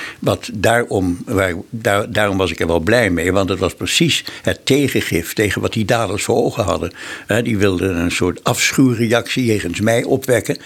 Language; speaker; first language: Dutch; native; Dutch